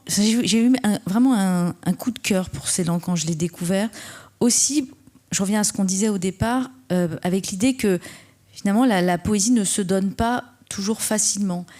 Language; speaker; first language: French; native; French